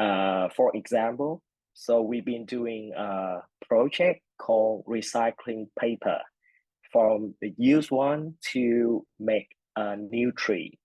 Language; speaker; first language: English; non-native, fluent; Vietnamese